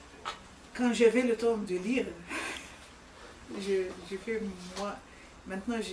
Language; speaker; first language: French; non-native, fluent; Arabic